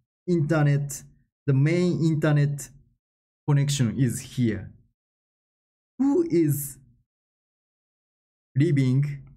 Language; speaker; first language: English; non-native, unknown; Japanese